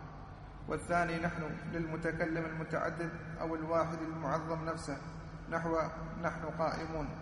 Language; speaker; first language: Arabic; native; Arabic